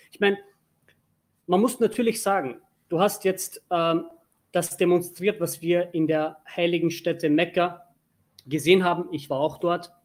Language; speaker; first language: German; early bilingual, other home language; Turkish